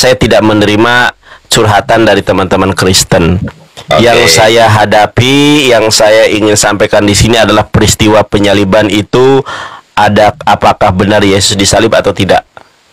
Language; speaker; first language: Indonesian; native; Indonesian